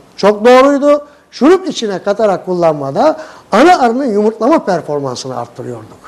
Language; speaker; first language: Turkish; native; Turkish